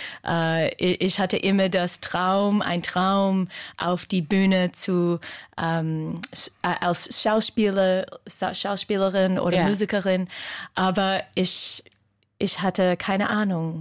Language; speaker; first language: German; non-native, fluent; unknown